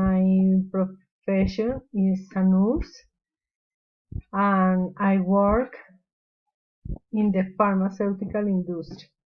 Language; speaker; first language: English; non-native, learner; Spanish